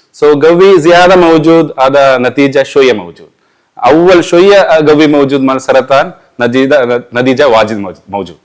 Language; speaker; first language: Arabic; non-native, learner; Malayalam